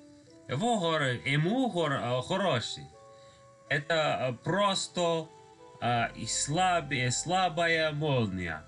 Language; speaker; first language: Russian; non-native, learner; English